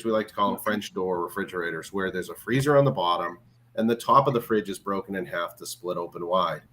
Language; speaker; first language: English; native; English